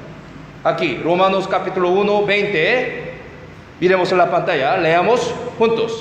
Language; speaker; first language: Spanish; non-native, fluent; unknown